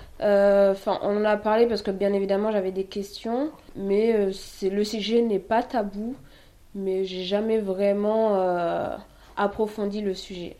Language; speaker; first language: French; early bilingual, other home language; Haitian Creole